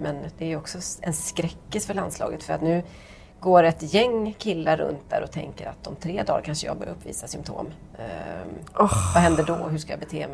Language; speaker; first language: Swedish; native; Swedish